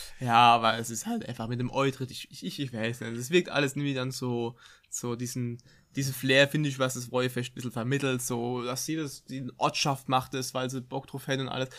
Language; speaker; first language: German; native; German